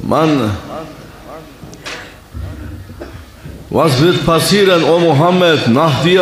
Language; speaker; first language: German; non-native, fluent; Turkish